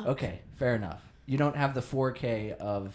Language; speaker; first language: English; native; English